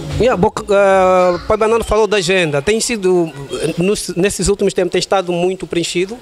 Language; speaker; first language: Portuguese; native; Portuguese